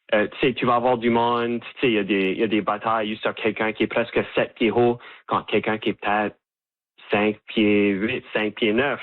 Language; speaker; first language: French; native; French